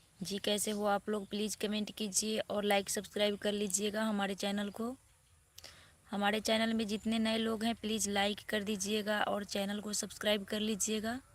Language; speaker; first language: Hindi; native; Hindi